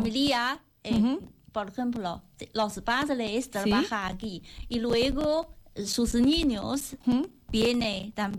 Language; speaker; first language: Spanish; non-native, learner; Chinese